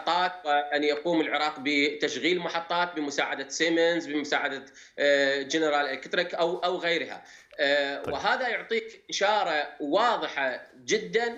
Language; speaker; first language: Arabic; native; Arabic